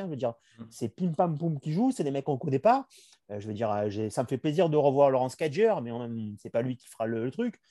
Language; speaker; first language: French; native; French